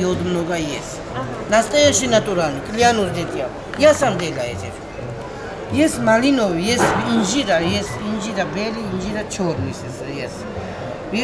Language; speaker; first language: Russian; non-native, local second language; Georgian